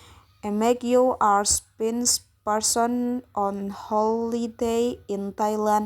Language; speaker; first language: English; non-native, learner; Indonesian